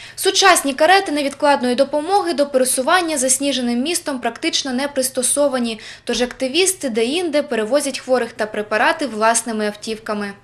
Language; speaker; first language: Ukrainian; native; Ukrainian